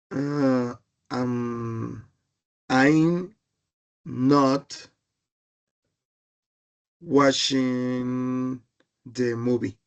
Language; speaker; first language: English; non-native, learner; Spanish